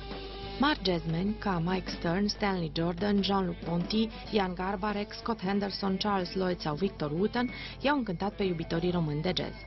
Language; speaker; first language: Romanian; native; Romanian